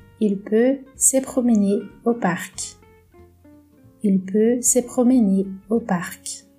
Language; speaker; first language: French; non-native, fluent; Portuguese